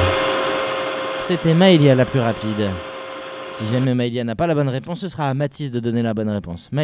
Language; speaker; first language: French; native; French